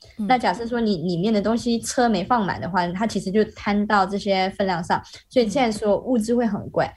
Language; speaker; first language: Chinese; native; Chinese